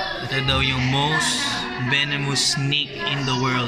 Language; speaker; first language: English; non-native, local second language; Filipino